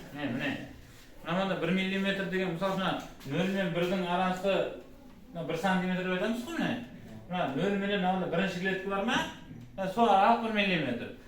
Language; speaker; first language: Uzbek; non-native, local second language; Kara-Kalpak